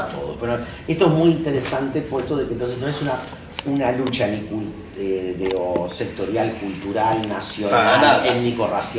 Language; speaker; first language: Spanish; native; Spanish